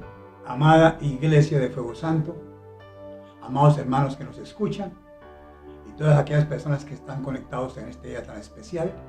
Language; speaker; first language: Spanish; native; Spanish